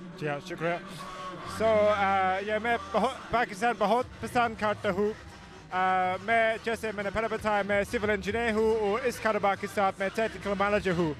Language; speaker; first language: Hindi; early bilingual, heritage; Hindi